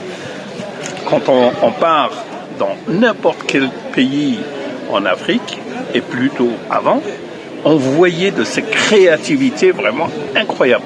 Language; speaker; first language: French; native; French